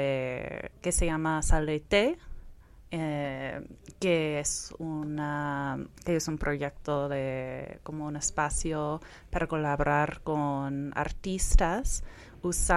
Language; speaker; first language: Spanish; non-native, fluent; English